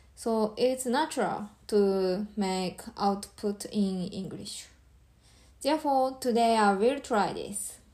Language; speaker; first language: English; non-native, learner; Japanese